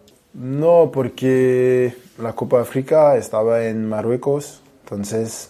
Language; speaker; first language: Spanish; non-native, fluent; French